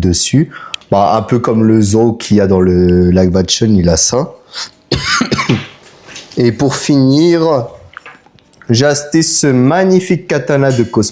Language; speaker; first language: French; native; French